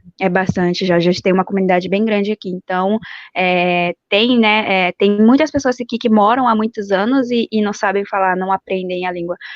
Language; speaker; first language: Portuguese; native; Portuguese